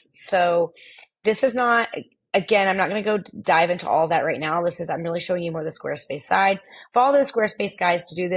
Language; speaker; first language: English; native; English